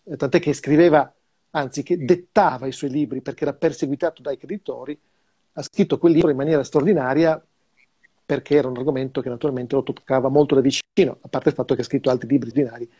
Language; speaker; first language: Italian; native; Italian